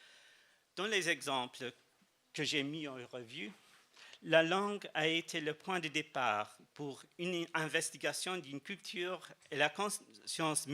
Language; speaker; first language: French; non-native, fluent; English